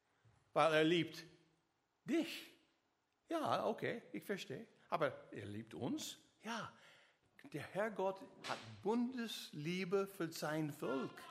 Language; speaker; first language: German; non-native, learner; English